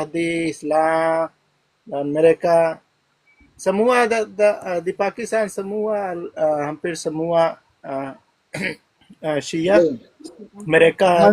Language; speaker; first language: Indonesian; non-native, learner; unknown